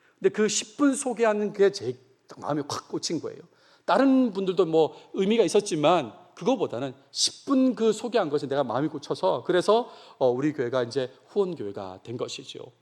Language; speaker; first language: Korean; native; Korean